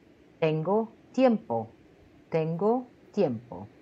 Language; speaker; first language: Spanish; non-native, fluent; German